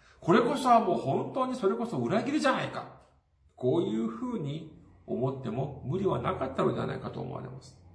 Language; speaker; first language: Japanese; non-native, fluent; Korean